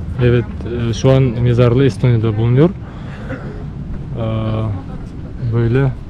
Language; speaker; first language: Turkish; non-native, learner; Bashkir